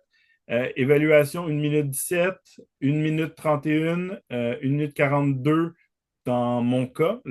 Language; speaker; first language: French; native; French